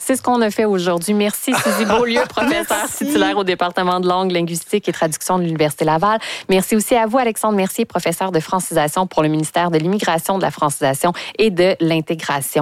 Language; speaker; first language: French; native; French